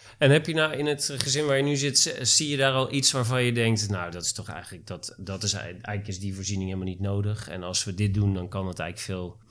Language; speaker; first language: Dutch; native; Dutch